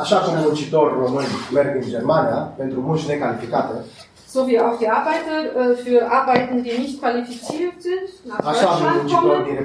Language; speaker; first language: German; non-native, fluent; Romanian